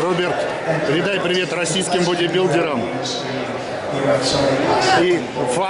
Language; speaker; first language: Russian; native; Russian